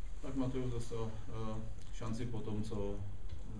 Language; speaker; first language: Polish; non-native, learner; Czech